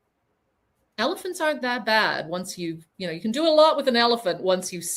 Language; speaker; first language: English; native; English